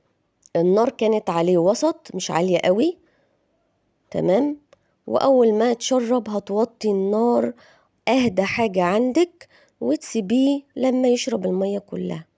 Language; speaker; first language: Arabic; native; Arabic